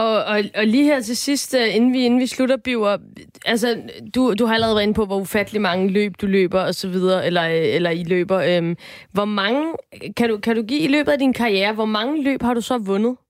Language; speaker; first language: Danish; native; Danish